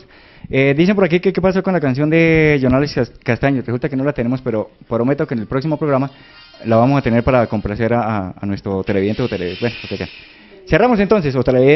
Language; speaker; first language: Spanish; native; Spanish